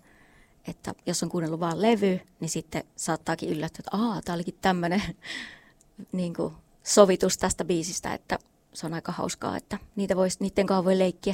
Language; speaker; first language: Finnish; native; Finnish